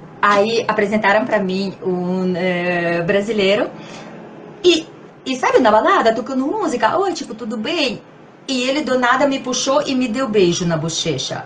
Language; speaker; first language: Portuguese; non-native, fluent; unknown